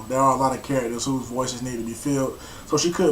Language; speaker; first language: English; native; English